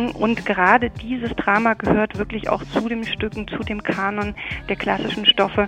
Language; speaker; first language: German; native; German